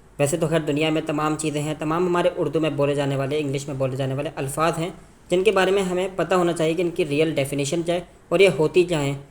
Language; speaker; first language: Urdu; native; Urdu